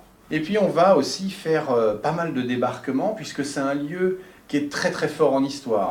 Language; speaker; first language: French; native; French